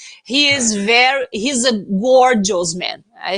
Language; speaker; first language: English; non-native, fluent; Portuguese